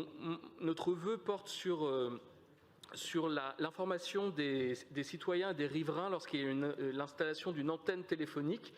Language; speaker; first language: French; native; French